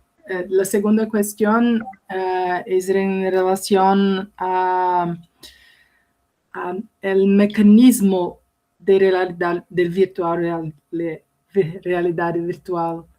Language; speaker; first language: Spanish; non-native, learner; Portuguese